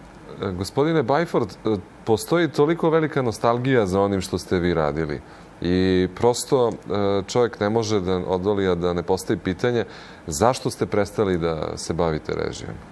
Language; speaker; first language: Croatian; native; Croatian